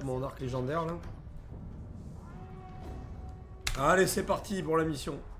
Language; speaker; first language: French; native; French